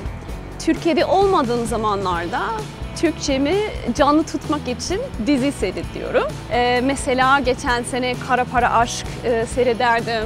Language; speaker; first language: Turkish; non-native, fluent; English